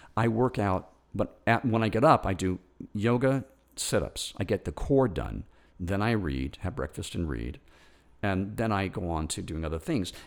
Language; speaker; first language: English; native; English